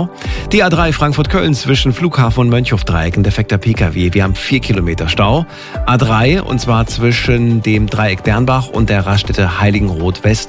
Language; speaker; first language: German; native; German